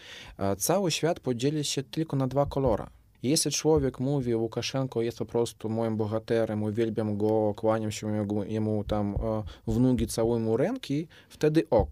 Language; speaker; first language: Polish; non-native, fluent; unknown